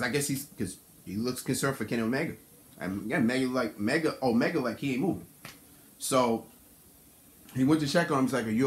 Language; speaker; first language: English; native; English